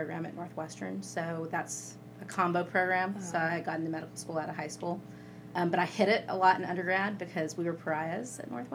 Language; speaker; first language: English; native; English